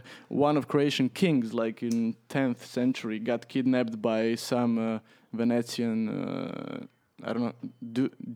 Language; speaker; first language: English; non-native, fluent; Croatian